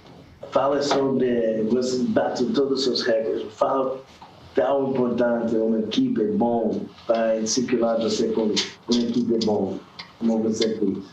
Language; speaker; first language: Portuguese; non-native, learner; English